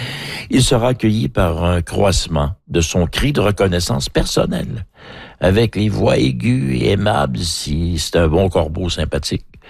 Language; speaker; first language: French; native; French